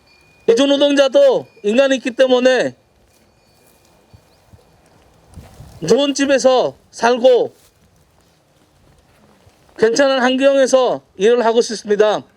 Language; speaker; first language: Korean; non-native, fluent; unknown